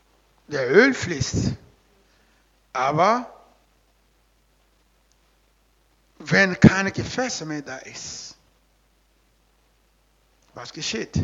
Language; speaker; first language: German; non-native, learner; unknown